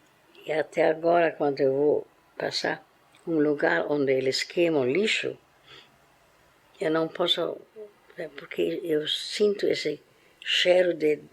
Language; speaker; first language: Portuguese; non-native, fluent; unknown